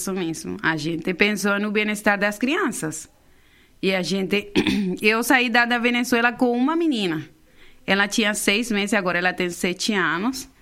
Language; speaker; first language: Portuguese; non-native, fluent; Spanish